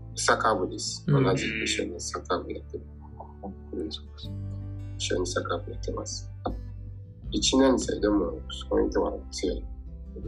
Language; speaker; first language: Japanese; non-native, learner; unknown